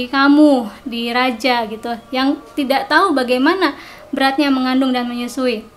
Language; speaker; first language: Indonesian; non-native, local second language; Sundanese